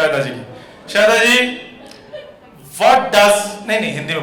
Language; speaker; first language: Hindi; native; Hindi